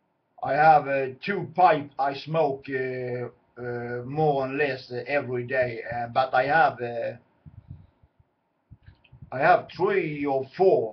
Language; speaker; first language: English; non-native, learner; Swedish